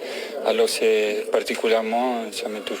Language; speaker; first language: French; non-native, fluent; Spanish